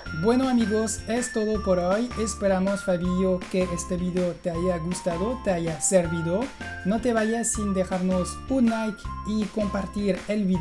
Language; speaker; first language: Spanish; non-native, fluent; French